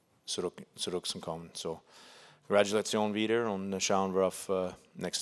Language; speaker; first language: German; non-native, fluent; English